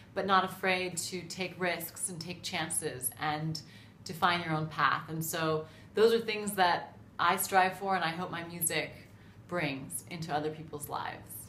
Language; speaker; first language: English; native; English